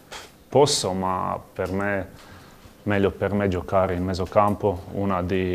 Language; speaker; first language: Italian; non-native, learner; Croatian